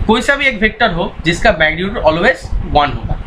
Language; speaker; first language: Hindi; non-native, local second language; Bangla